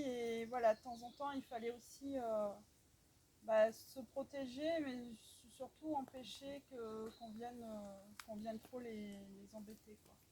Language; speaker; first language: French; native; French